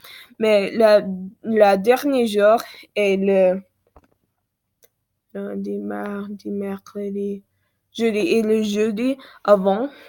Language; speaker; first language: French; non-native, learner; English